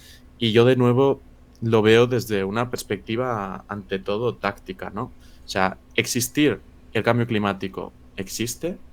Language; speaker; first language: Spanish; native; Spanish